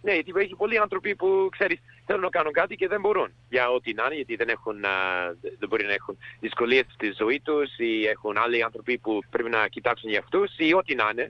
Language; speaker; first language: Greek; early bilingual, heritage; English